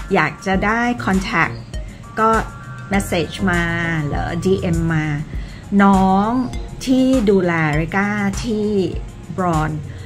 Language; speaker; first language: Thai; early bilingual, other home language; English